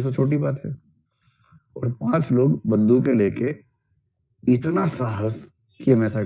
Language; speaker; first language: Hindi; native; Hindi